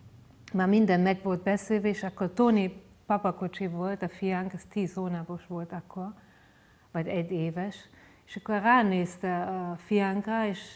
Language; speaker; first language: Hungarian; non-native, fluent; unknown